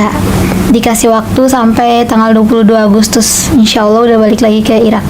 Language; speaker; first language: Indonesian; native; Indonesian